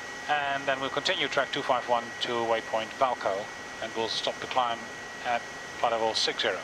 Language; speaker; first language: English; non-native, fluent; Dutch